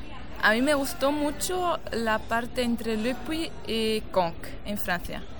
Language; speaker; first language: Spanish; non-native, fluent; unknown